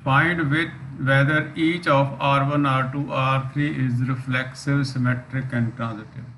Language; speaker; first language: English; non-native, local second language; Punjabi